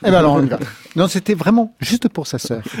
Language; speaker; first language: French; native; French